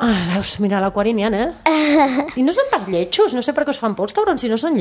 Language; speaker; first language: Catalan; native; Catalan